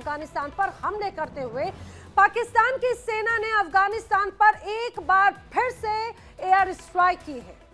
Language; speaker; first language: Hindi; native; Hindi